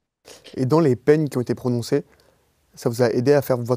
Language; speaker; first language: French; native; French